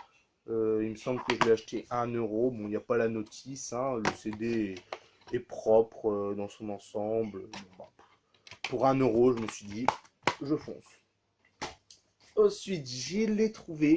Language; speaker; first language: French; native; French